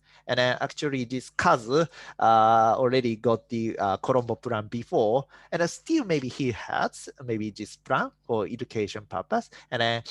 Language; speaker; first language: English; non-native, fluent; Japanese